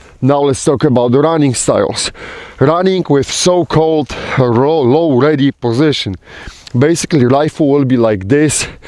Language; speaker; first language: English; non-native, fluent; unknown